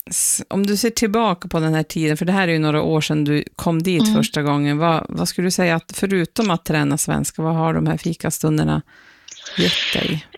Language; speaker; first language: Swedish; native; Swedish